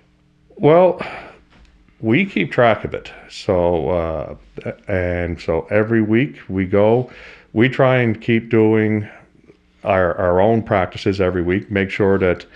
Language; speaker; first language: English; native; English